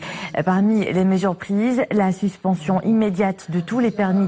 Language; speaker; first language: French; non-native, local second language; Arabic